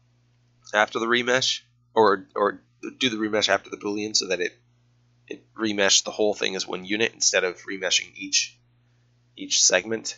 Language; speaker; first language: English; native; English